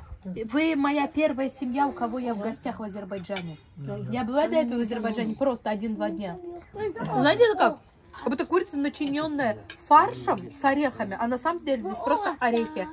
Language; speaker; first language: Russian; native; Russian